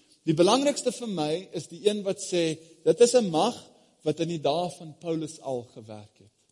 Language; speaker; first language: Afrikaans; non-native, fluent; English